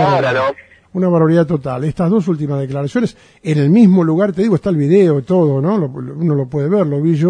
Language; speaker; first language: Spanish; native; Spanish